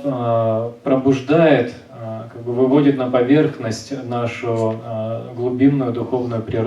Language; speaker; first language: Russian; native; Russian